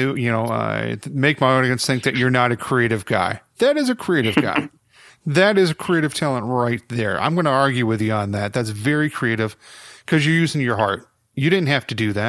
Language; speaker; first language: English; native; English